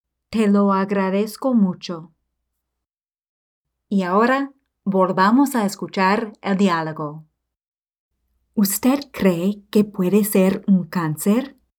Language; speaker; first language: Spanish; non-native, fluent; English